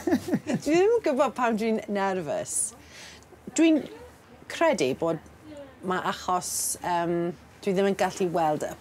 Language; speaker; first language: Welsh; non-native, learner; English